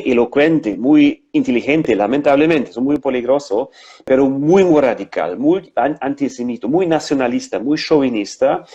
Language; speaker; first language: Spanish; non-native, fluent; German